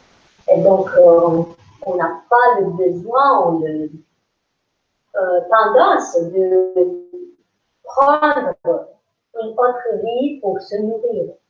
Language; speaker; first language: French; non-native, learner; English